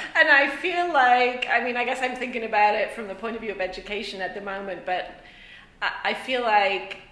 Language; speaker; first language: English; native; English